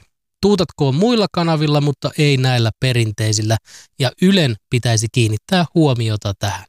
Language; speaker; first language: Finnish; native; Finnish